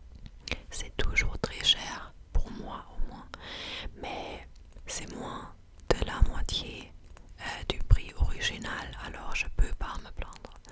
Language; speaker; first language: French; non-native, fluent; English